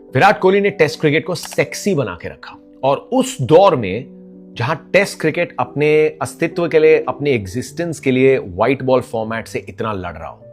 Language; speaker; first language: Hindi; native; Hindi